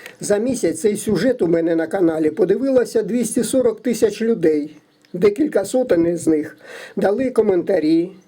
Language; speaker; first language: Ukrainian; native; Ukrainian